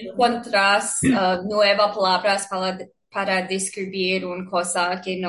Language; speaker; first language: Spanish; non-native, learner; English